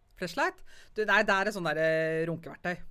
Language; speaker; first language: Norwegian; native; Norwegian